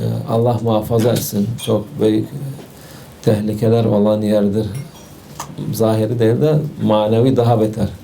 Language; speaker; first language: Turkish; native; Turkish